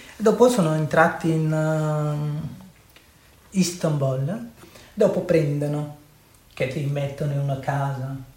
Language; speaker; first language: Italian; non-native, learner; Urdu